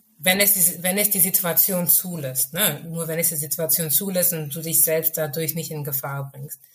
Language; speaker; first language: German; early bilingual, other home language; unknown